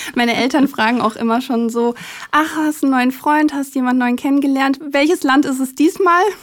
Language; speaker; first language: German; native; German